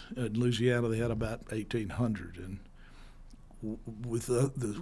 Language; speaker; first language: English; native; English